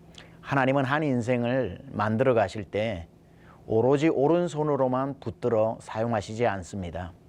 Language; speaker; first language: Korean; native; Korean